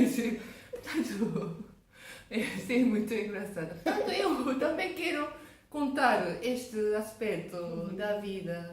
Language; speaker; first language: Portuguese; non-native, fluent; Japanese